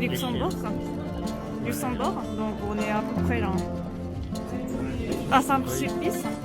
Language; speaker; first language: French; non-native, learner; Japanese